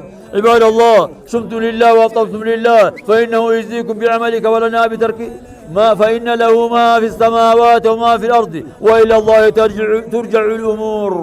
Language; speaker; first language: Arabic; non-native, fluent; Oromo